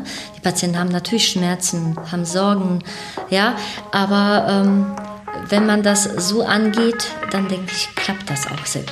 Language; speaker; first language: German; native; German